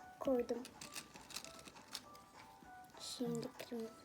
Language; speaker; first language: Turkish; early bilingual, heritage; Turkish